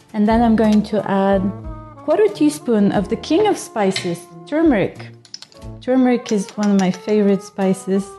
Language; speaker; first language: English; non-native, fluent; Bulgarian